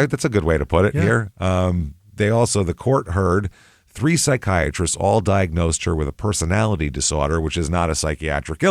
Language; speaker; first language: English; native; English